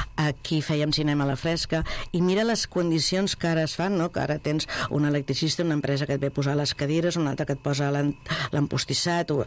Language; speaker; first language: Catalan; non-native, local second language; Spanish